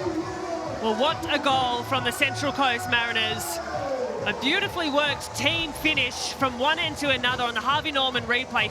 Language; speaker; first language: English; native; English